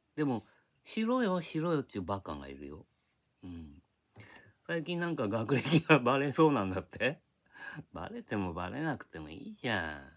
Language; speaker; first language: Japanese; native; Japanese